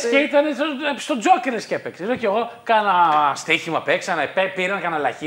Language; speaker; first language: Greek; native; Greek